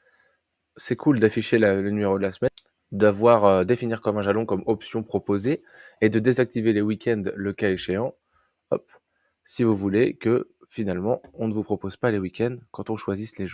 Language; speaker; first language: French; native; French